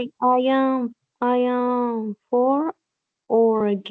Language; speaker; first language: English; non-native, learner; Spanish